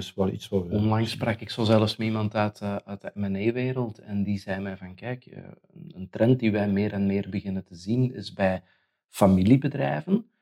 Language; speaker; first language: Dutch; native; Dutch